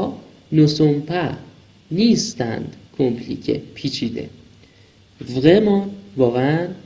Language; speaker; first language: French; non-native, fluent; Persian